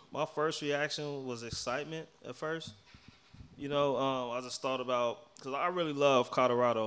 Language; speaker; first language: English; native; English